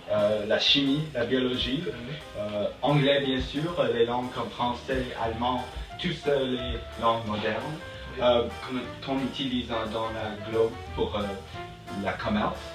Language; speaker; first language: French; non-native, learner; English